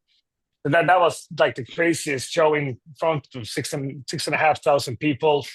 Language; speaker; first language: English; non-native, fluent; Swedish